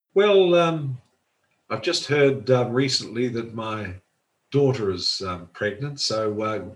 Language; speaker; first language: English; native; English